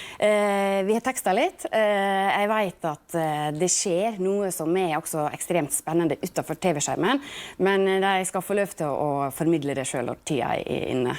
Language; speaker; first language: Norwegian; native; Norwegian